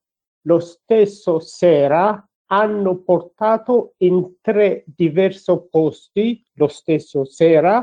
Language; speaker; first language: Italian; non-native, learner; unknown